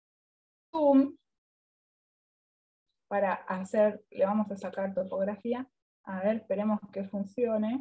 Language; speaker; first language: Spanish; native; Spanish